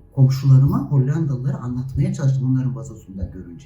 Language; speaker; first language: Turkish; native; Turkish